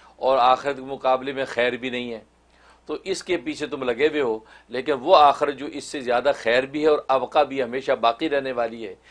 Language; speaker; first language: Hindi; non-native, local second language; Kashmiri